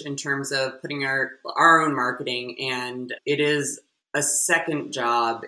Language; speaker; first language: English; native; English